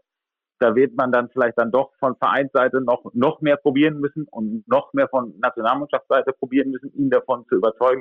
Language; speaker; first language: German; native; German